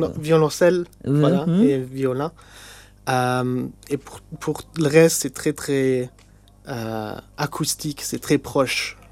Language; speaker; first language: French; non-native, local second language; Luxembourgish